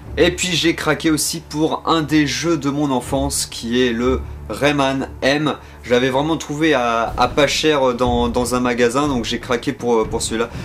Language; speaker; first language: French; native; French